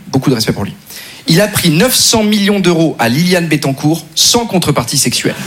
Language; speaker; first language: French; native; French